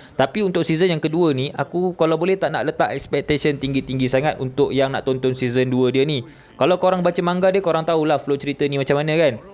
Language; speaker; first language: Malay; native; Malay